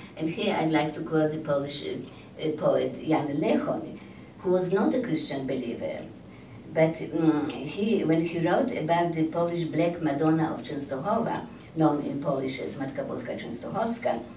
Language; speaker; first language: English; non-native, fluent; Polish